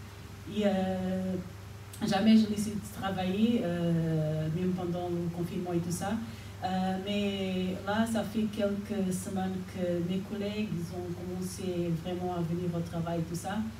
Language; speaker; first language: French; non-native, fluent; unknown